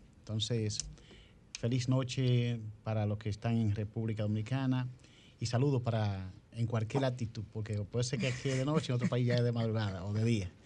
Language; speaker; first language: Spanish; native; Spanish